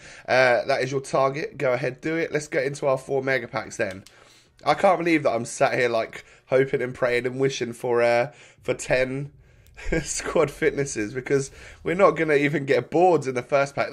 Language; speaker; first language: English; native; English